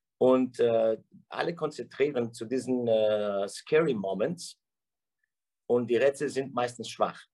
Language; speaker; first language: German; non-native, fluent; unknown